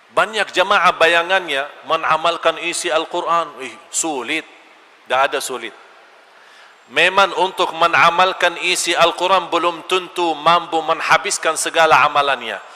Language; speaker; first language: Malay; non-native, fluent; Arabic